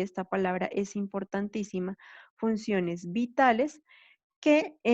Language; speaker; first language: Spanish; native; Spanish